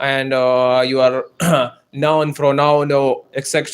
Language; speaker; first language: English; non-native, learner; Pashto